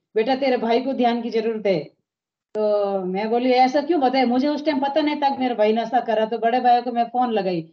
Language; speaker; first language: Hindi; native; Hindi